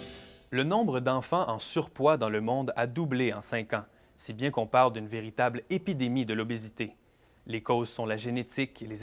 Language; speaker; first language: French; native; French